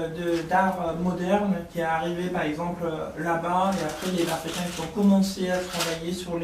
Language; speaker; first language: French; non-native, learner; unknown